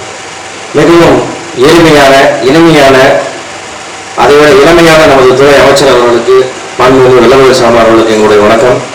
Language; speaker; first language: Tamil; native; Tamil